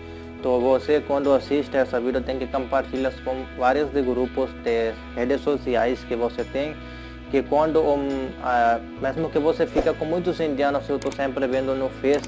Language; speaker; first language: Portuguese; non-native, learner; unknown